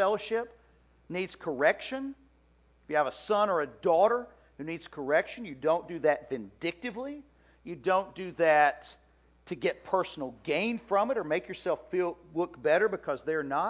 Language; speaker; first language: English; native; English